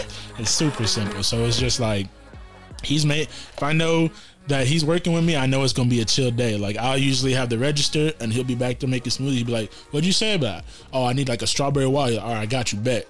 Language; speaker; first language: English; native; English